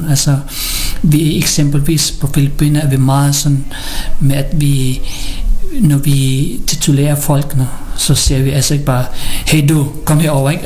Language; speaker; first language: Danish; early bilingual, other home language; Filipino